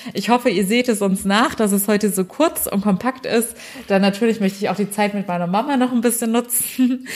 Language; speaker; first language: German; early bilingual, other home language; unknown